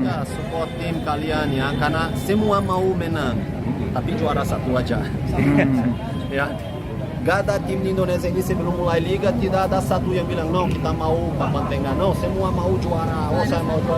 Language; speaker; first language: Indonesian; non-native, fluent; Portuguese